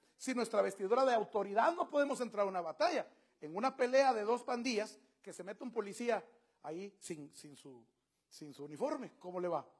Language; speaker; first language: Spanish; native; Spanish